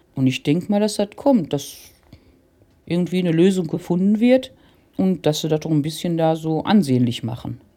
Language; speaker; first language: German; native; German